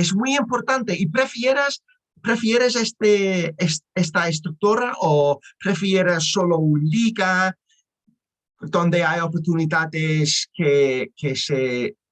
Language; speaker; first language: Spanish; non-native, learner; English